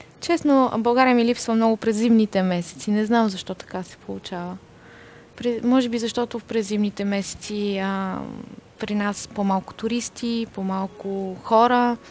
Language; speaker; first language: Bulgarian; native; Bulgarian